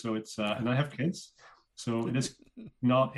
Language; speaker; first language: English; non-native, fluent; Dutch